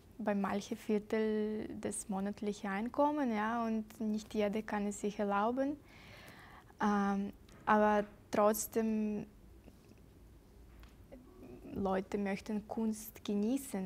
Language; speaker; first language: German; non-native, fluent; Russian